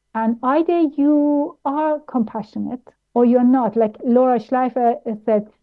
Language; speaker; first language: English; non-native, fluent; German